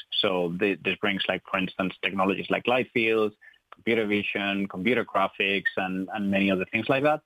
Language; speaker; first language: English; non-native, fluent; Spanish